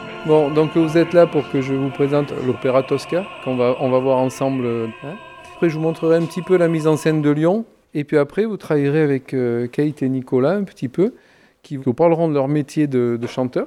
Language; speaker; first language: French; native; French